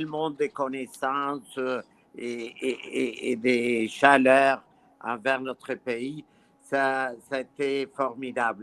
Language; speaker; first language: French; non-native, fluent; Spanish